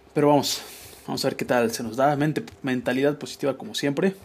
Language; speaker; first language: Spanish; native; Spanish